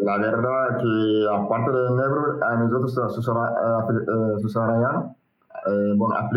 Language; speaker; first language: Spanish; non-native, learner; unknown